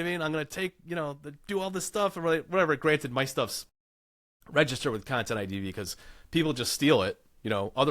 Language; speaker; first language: English; native; English